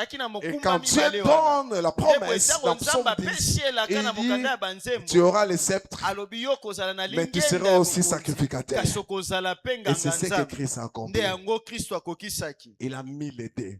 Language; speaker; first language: French; non-native, local second language; Lingala